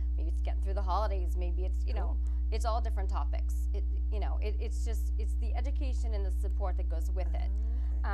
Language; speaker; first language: English; native; English